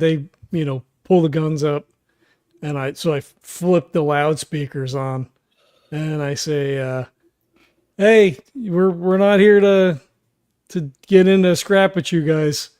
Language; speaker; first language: English; native; English